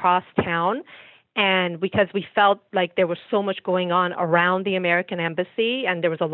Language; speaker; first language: English; early bilingual, other home language; Persian